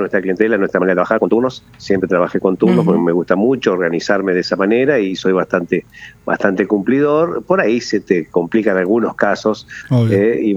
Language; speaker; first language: Spanish; native; Spanish